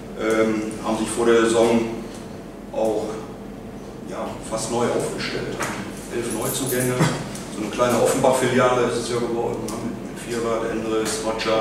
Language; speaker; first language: German; native; German